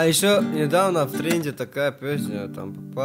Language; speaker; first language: Russian; non-native, learner; Tajik